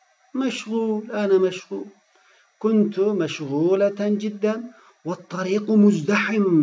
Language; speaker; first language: Arabic; non-native, fluent; Turkish